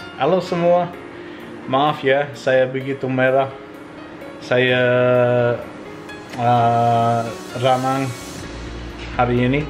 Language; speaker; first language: Indonesian; non-native, learner; English